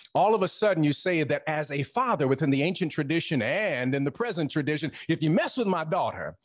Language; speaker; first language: English; native; English